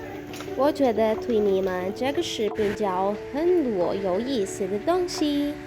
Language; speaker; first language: Chinese; non-native, learner; Sinhala